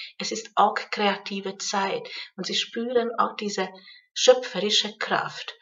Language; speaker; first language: German; non-native, fluent; Hungarian